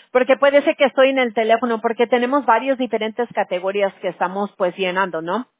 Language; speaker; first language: Spanish; early bilingual, other home language; English